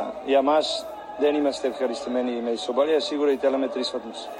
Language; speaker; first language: Greek; non-native, learner; Serbian